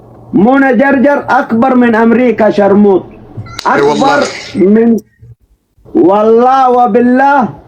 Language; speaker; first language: Arabic; non-native, learner; Oromo